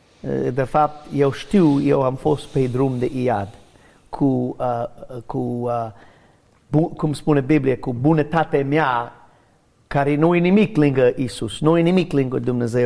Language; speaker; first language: Romanian; non-native, learner; English